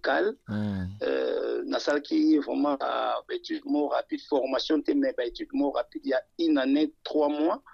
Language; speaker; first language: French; non-native, local second language; Lingala